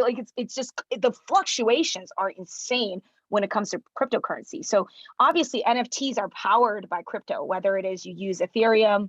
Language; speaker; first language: English; early bilingual, other home language; Chinese